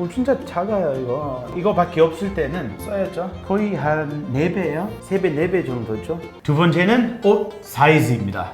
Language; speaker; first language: Korean; non-native, fluent; English